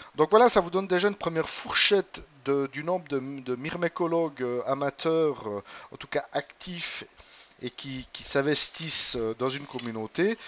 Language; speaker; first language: French; native; French